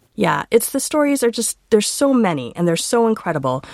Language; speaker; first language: English; native; English